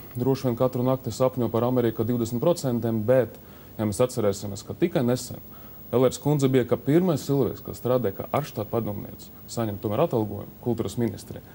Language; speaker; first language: Latvian; non-native, local second language; Russian